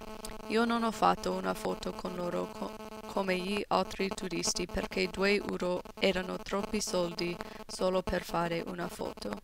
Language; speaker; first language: Italian; non-native, learner; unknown